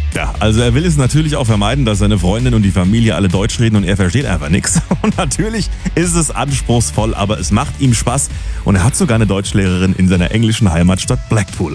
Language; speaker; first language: German; native; German